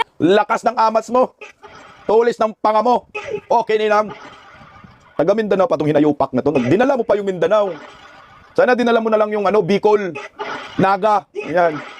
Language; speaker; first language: Filipino; non-native, local second language; Cebuano